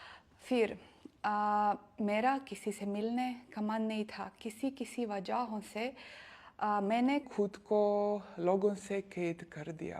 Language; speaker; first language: Hindi; non-native, fluent; Russian